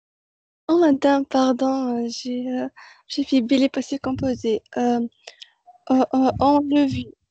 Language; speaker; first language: French; non-native, learner; Arabic